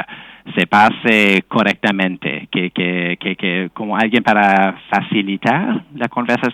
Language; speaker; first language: Spanish; non-native, fluent; English